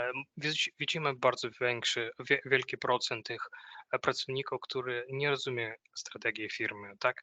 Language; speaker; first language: Polish; non-native, fluent; Ukrainian